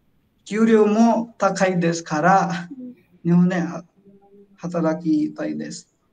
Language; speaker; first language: Japanese; non-native, learner; Nepali